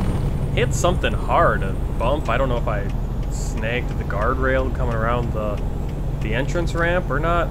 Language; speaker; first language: English; native; English